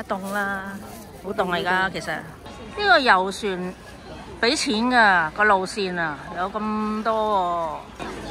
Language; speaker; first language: Chinese; native; Chinese